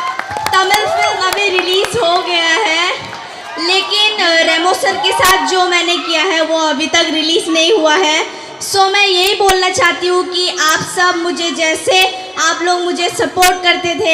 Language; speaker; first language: Hindi; non-native, local second language; Bodo